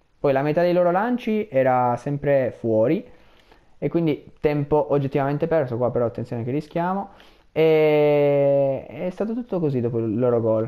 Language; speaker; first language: Italian; native; Italian